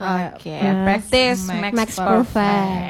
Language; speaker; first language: English; non-native, learner; Indonesian